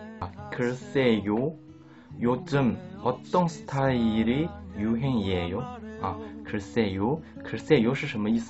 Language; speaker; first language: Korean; non-native, fluent; Chinese